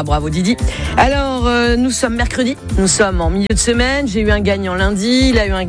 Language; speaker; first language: French; native; French